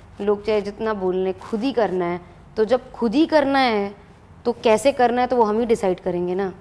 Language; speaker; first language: Hindi; native; Hindi